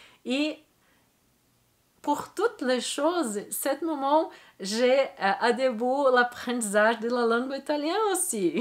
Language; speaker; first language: French; non-native, learner; Portuguese